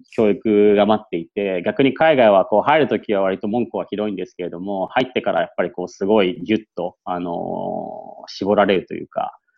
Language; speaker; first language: Japanese; native; Japanese